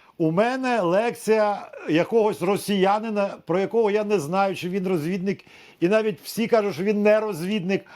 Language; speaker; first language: Ukrainian; native; Ukrainian